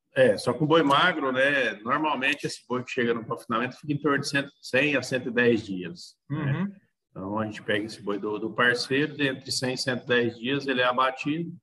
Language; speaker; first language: Portuguese; native; Portuguese